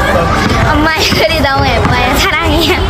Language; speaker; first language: Korean; early bilingual, heritage; Korean